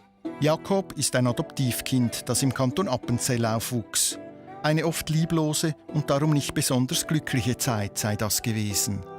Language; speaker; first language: German; native; German